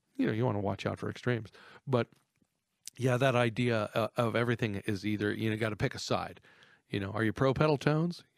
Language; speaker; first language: English; native; English